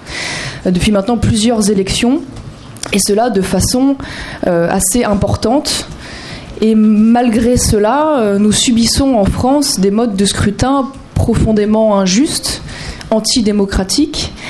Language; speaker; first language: French; native; French